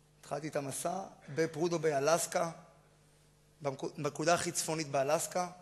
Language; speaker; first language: Hebrew; native; Hebrew